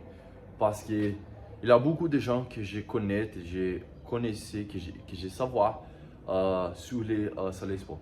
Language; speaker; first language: French; non-native, learner; Portuguese